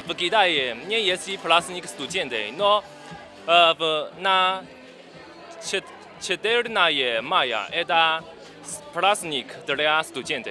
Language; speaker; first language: Russian; non-native, learner; Chinese